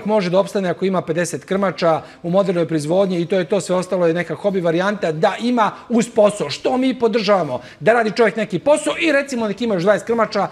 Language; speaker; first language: Serbian; native; Serbian